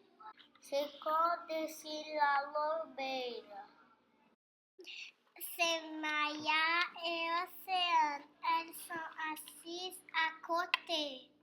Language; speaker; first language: French; non-native, learner; Portuguese